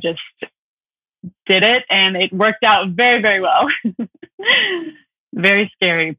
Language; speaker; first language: English; native; English